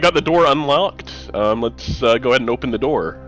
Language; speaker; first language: English; native; English